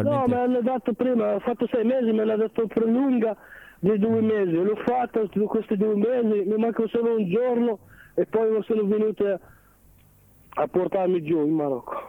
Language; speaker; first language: Italian; non-native, learner; Arabic